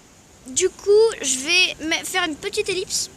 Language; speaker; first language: French; native; French